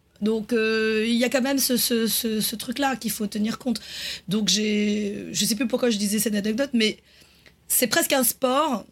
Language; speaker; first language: French; native; French